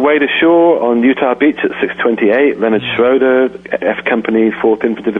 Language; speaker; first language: English; native; English